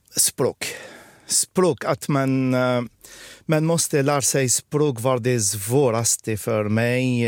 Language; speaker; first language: Swedish; non-native, fluent; Arabic